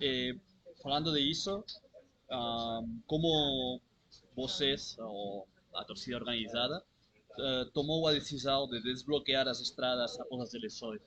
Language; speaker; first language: Portuguese; non-native, learner; Catalan